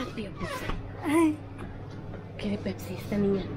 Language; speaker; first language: Spanish; native; Spanish